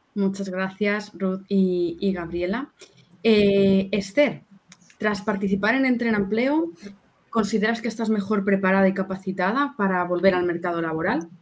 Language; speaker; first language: Spanish; native; Spanish